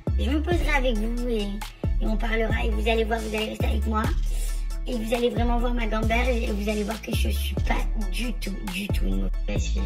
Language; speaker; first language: French; native; French